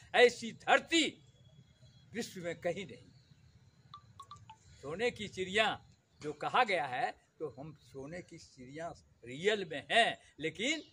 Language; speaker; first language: Hindi; native; Hindi